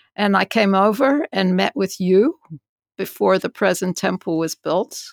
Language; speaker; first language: English; native; English